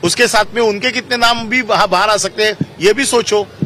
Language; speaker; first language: Hindi; non-native, local second language; Marathi